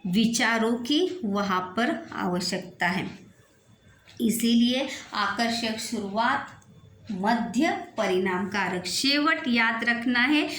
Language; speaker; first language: Hindi; non-native, local second language; Marathi